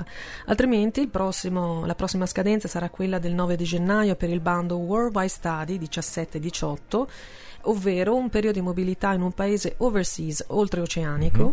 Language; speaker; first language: Italian; native; Italian